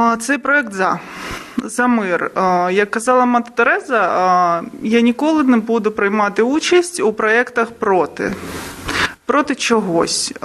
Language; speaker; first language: Ukrainian; non-native, local second language; Russian